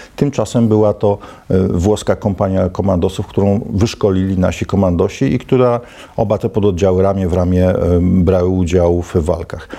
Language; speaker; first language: Polish; native; Polish